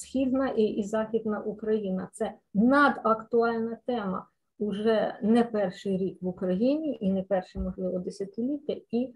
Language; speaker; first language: Ukrainian; native; Ukrainian